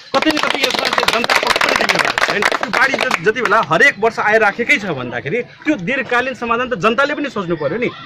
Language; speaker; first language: Nepali; non-native, local second language; Maithili